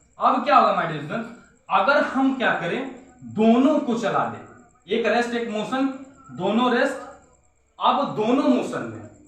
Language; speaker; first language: Hindi; native; Hindi